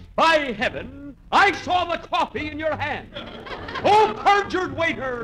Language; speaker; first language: English; native; English